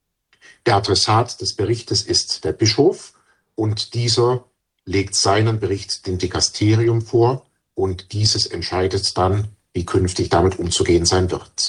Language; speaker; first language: German; native; German